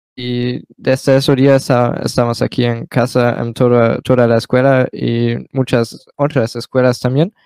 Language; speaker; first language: Spanish; non-native, learner; German